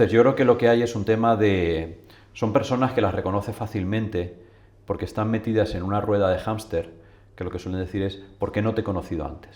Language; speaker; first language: Spanish; native; Spanish